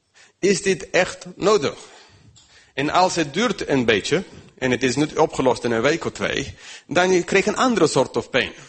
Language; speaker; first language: Dutch; non-native, fluent; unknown